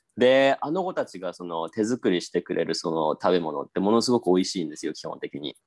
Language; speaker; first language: Japanese; native; Japanese